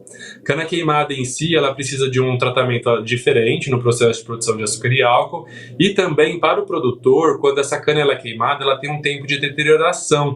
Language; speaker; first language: Portuguese; native; Portuguese